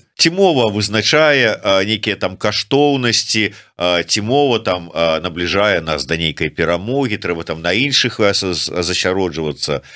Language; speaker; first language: Belarusian; native; Belarusian